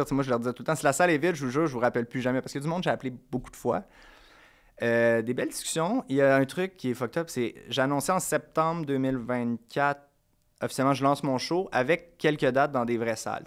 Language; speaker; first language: French; native; French